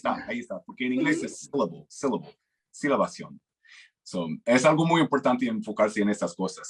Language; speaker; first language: Spanish; non-native, fluent; English